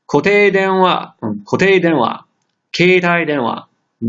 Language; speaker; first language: Japanese; non-native, fluent; English